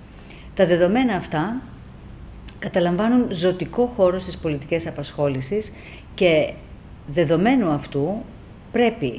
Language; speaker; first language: Greek; native; Greek